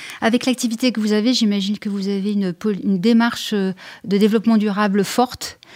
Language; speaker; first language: French; native; French